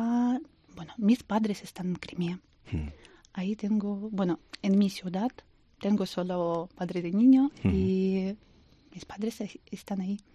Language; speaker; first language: Spanish; non-native, learner; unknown